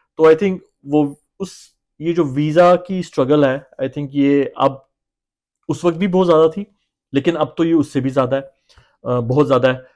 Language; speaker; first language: Urdu; native; Urdu